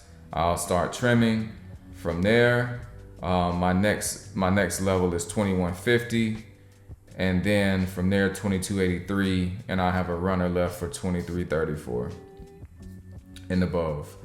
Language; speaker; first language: English; native; English